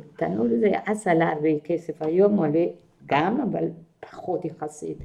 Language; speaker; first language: Hebrew; non-native, fluent; Spanish